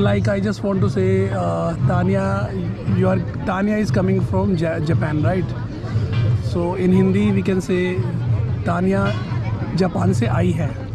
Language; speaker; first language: English; non-native, local second language; Hindi